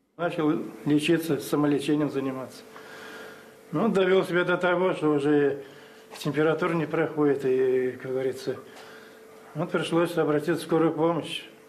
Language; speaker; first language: Russian; native; Russian